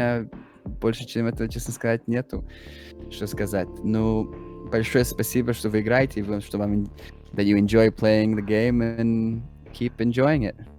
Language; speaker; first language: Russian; early bilingual, heritage; English